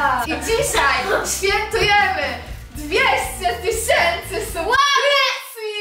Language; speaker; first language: Polish; native; Polish